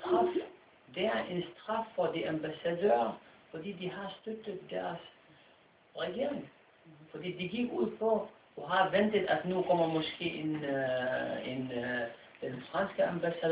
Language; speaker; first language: Danish; non-native, fluent; Arabic